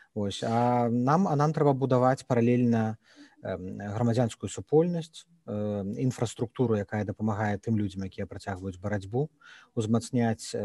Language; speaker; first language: Belarusian; native; Belarusian